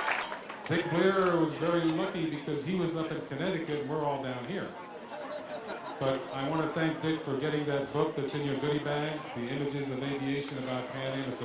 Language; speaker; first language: English; native; English